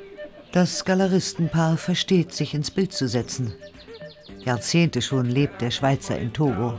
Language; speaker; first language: German; native; German